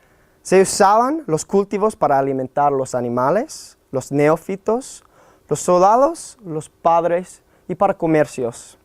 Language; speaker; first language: Spanish; non-native, learner; English